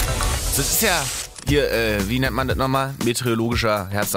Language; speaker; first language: German; native; German